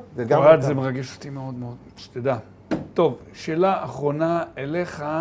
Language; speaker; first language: Hebrew; native; Hebrew